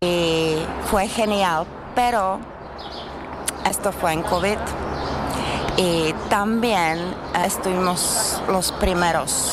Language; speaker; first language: Spanish; non-native, learner; Czech